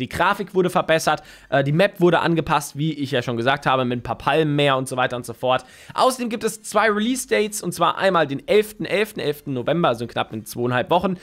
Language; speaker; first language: German; native; German